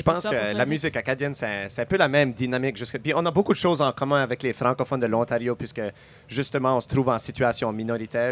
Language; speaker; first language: French; native; French